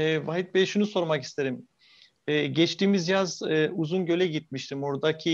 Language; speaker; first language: Turkish; native; Turkish